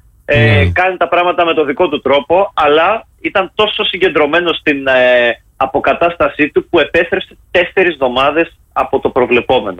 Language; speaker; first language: Greek; native; Greek